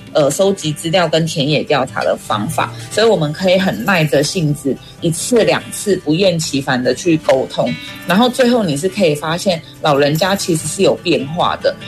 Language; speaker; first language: Chinese; non-native, local second language; Min Nan Chinese